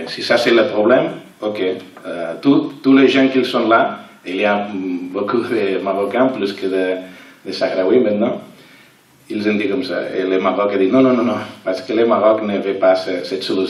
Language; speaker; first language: French; non-native, learner; Catalan